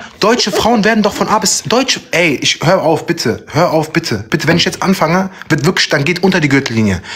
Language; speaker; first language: German; early bilingual, other home language; Turkish